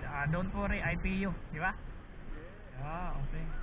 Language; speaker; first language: English; non-native, learner; Arabic